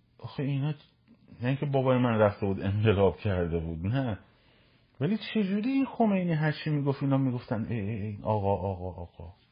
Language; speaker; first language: Persian; native; Persian